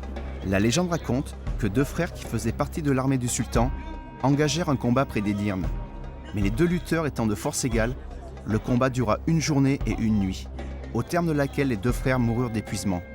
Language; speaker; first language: French; native; French